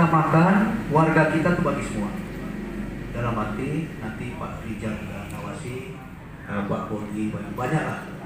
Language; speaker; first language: Indonesian; native; Indonesian